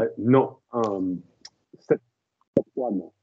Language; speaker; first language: French; non-native, learner; English